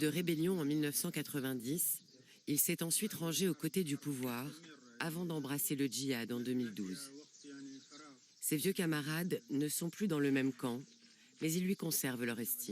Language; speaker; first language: French; native; French